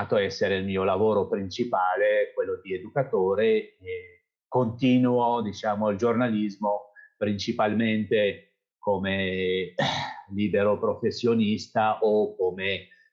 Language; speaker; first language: Italian; non-native, fluent; Kabyle